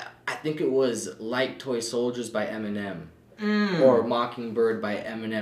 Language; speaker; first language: English; native; English